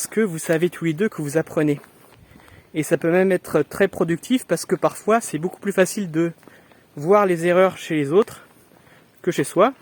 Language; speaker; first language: French; native; French